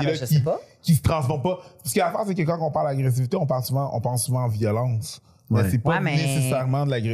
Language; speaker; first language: French; native; French